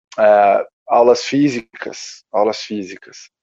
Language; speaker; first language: Portuguese; native; Portuguese